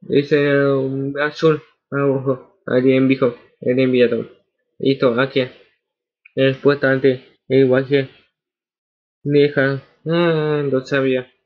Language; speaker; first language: Spanish; non-native, learner; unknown